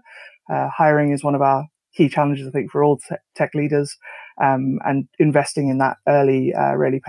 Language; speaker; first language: English; native; English